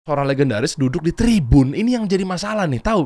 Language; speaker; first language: Indonesian; native; Indonesian